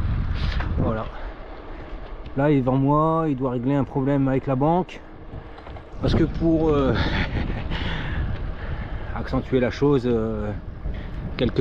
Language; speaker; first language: French; native; French